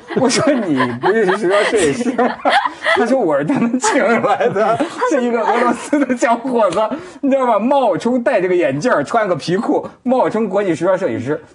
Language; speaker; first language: Chinese; native; Chinese